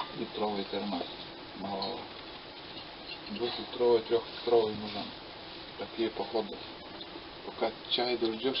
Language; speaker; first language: Russian; native; Russian